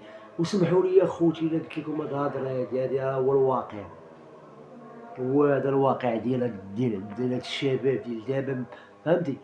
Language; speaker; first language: Arabic; native; Arabic